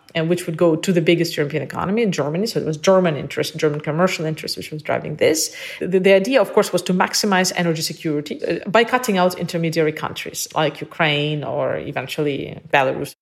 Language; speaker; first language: English; early bilingual, other home language; Ukrainian